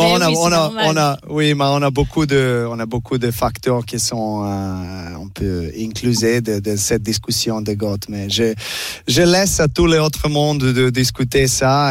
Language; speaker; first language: French; non-native, learner; Serbian